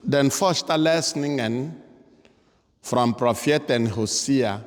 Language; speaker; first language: Swedish; non-native, fluent; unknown